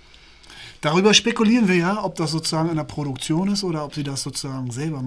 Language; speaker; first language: German; native; German